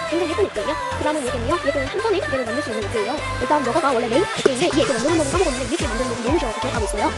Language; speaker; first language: Korean; native; Korean